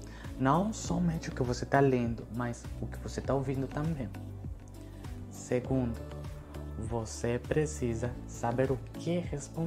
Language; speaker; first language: Portuguese; non-native, fluent; Spanish